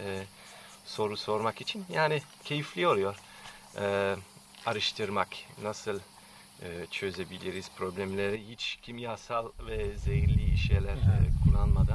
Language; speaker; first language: Turkish; non-native, fluent; French